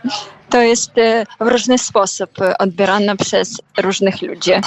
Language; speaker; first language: Polish; non-native, fluent; Ukrainian